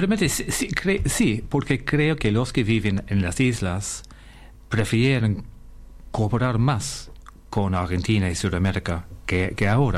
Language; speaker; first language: Spanish; non-native, fluent; English